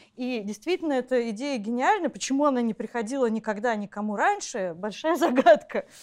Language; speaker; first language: Russian; native; Russian